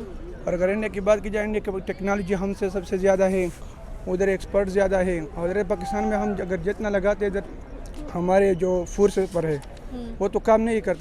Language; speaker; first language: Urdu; non-native, local second language; Pashto